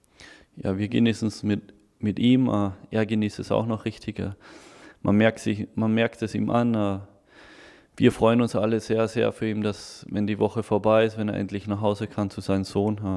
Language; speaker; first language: German; native; German